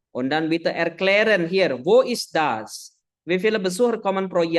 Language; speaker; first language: German; non-native, fluent; Indonesian